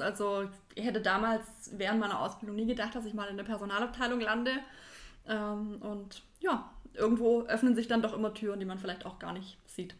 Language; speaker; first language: German; native; German